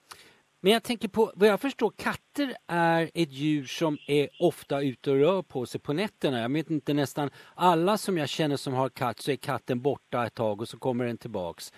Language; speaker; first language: Swedish; native; Swedish